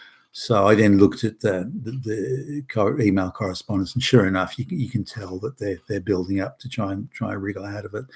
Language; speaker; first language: English; native; English